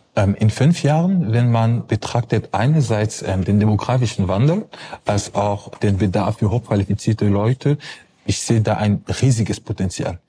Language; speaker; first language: German; non-native, fluent; French